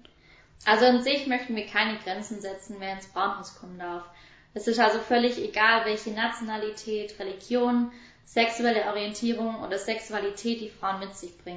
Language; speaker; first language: German; native; German